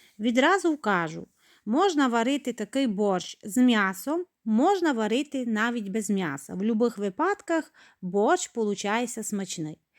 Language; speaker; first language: Ukrainian; native; Ukrainian